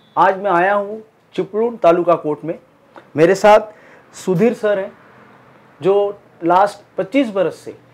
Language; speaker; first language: Hindi; non-native, local second language; Marathi